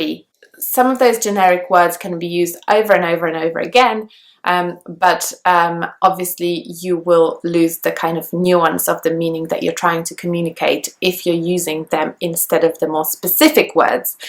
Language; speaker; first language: English; non-native, fluent; Polish